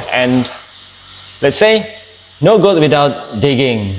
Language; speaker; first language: English; non-native, fluent; Indonesian